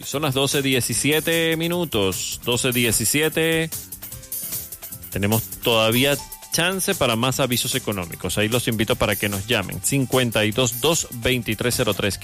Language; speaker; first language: Spanish; native; Spanish